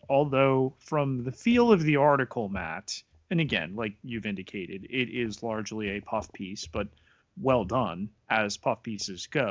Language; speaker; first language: English; native; English